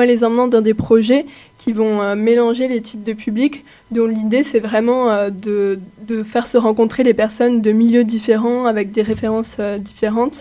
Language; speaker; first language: French; native; French